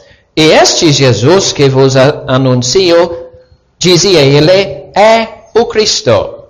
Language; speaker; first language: Portuguese; non-native, fluent; English